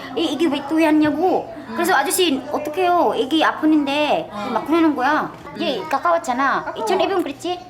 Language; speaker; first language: Korean; non-native, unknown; Filipino